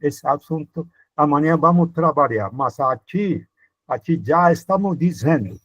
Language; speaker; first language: Portuguese; non-native, fluent; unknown